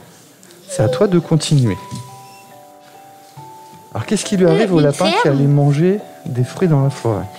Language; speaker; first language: French; native; French